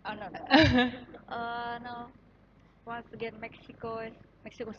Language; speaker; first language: English; non-native, learner; Indonesian